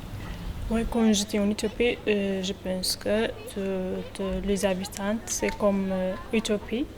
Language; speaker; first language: French; non-native, learner; Amharic